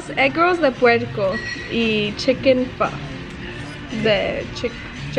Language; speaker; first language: Spanish; early bilingual, heritage; Spanish